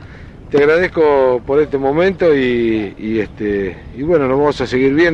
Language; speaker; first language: Spanish; native; Spanish